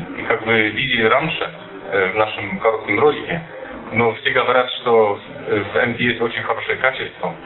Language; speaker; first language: Russian; non-native, fluent; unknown